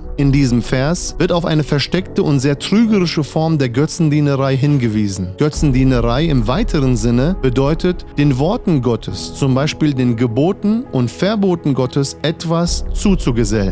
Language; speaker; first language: German; native; German